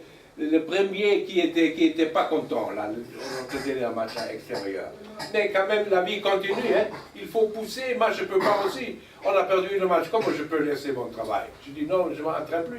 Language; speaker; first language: French; non-native, learner; German